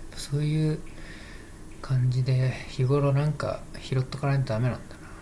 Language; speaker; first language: Japanese; early bilingual, other home language; Chinese